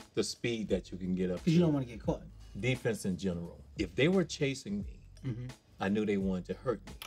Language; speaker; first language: English; native; English